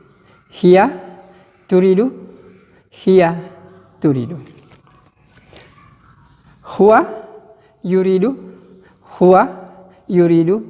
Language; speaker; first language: Arabic; non-native, fluent; Indonesian